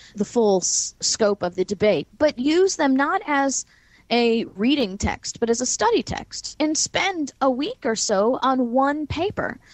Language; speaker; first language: English; native; English